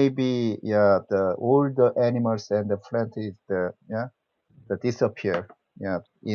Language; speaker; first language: English; non-native, learner; Korean